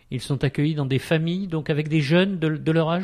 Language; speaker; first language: French; native; French